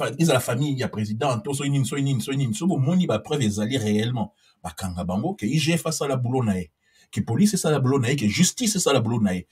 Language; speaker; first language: French; non-native, local second language; Lingala